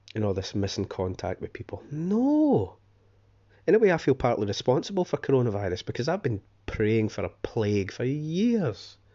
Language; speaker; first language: English; native; English